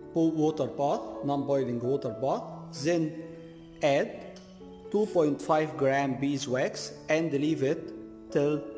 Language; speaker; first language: English; non-native, fluent; Arabic